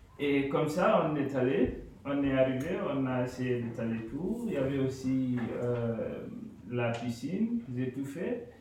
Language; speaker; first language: French; non-native, local second language; Fula